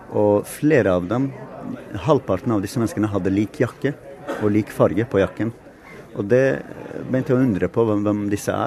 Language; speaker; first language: Norwegian; non-native, fluent; Kurdish